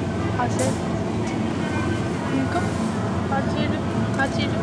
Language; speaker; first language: Korean; native; Korean